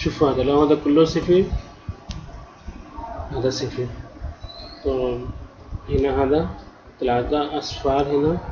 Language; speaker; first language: Arabic; non-native, learner; Urdu